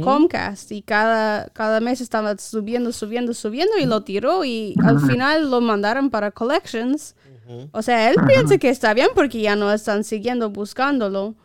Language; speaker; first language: Spanish; non-native, fluent; English